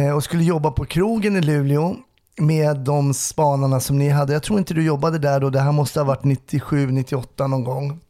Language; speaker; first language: Swedish; native; Swedish